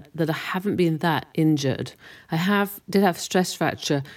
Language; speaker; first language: English; native; English